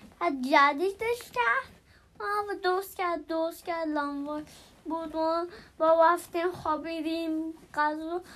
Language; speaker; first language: Persian; early bilingual, heritage; Persian